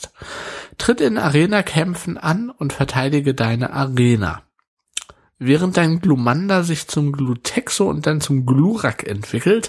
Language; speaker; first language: German; native; German